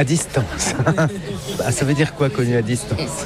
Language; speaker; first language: French; native; French